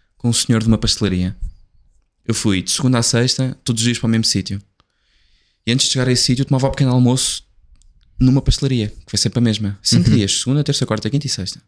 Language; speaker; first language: Portuguese; native; Portuguese